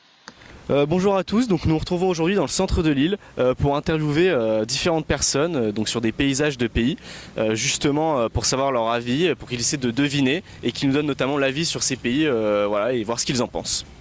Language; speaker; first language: French; native; French